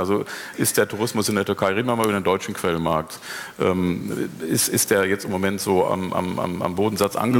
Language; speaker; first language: German; native; German